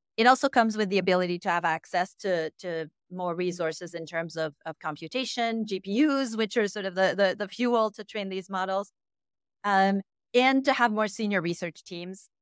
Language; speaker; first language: English; native; English